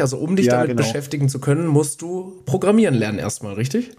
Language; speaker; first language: German; native; German